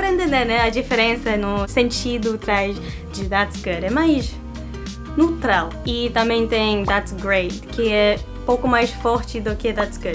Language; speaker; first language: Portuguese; non-native, fluent; English